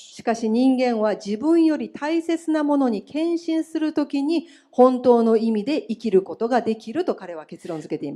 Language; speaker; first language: Japanese; native; Japanese